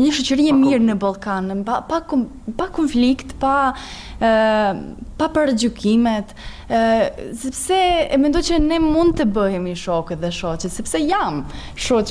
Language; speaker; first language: Albanian; non-native, learner; Serbian